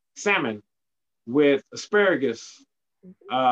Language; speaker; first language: English; native; English